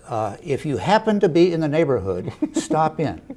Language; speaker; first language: English; native; English